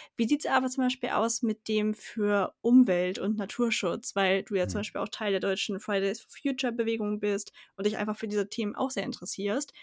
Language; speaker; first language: German; native; German